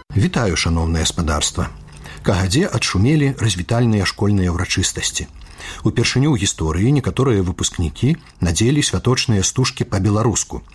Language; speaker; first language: Belarusian; native; Belarusian